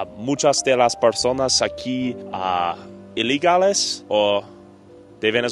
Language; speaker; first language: Spanish; non-native, learner; English